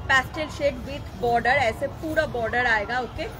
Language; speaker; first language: Hindi; non-native, local second language; Bangla